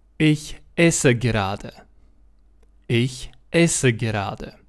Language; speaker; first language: German; non-native, fluent; Romanian